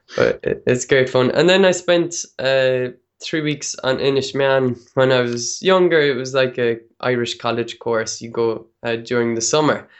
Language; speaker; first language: English; native; English